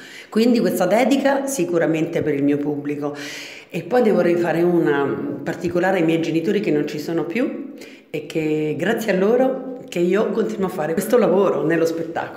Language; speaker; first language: Italian; native; Italian